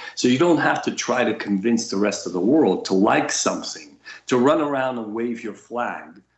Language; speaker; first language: English; early bilingual, other home language; Russian